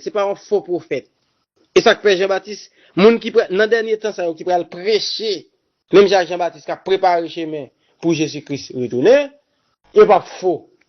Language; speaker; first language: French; non-native, local second language; Haitian Creole